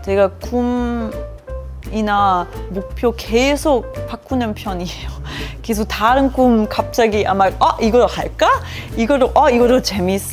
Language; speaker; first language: Korean; non-native, learner; German